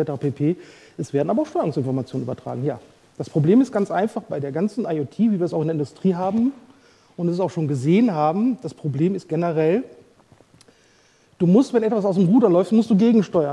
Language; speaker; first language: German; native; German